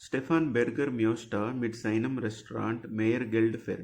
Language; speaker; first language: German; non-native, fluent; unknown